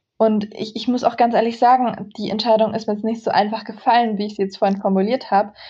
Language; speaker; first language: German; early bilingual, other home language; Central Kurdish